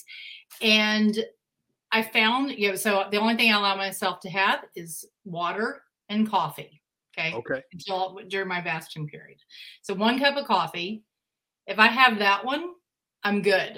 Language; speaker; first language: English; native; English